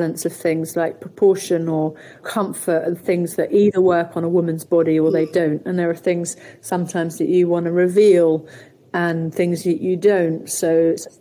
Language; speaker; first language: English; native; English